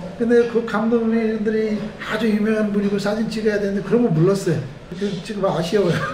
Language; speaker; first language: Korean; non-native, fluent; Nepali